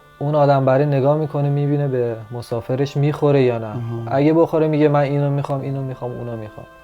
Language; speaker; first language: Persian; non-native, local second language; Azerbaijani